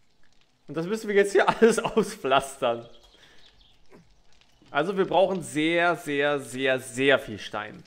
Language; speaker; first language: German; native; German